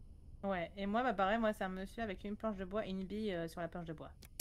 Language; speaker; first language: French; native; French